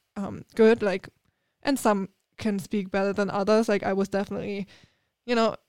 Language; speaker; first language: English; non-native, fluent; German